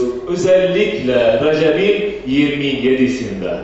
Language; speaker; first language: Turkish; non-native, fluent; Arabic